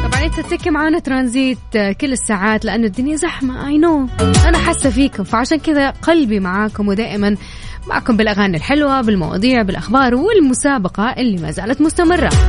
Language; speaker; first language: Arabic; native; Arabic